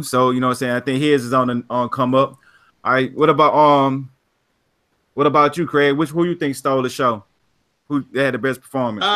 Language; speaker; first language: English; native; English